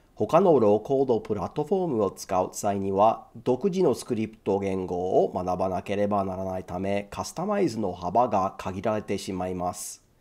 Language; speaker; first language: Japanese; non-native, fluent; English